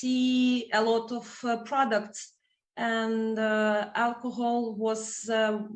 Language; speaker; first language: English; non-native, fluent; Ukrainian